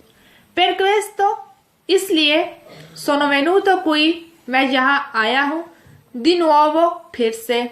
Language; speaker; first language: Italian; non-native, fluent; Urdu